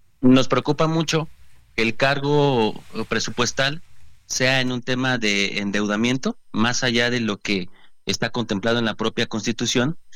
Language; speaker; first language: Spanish; native; Spanish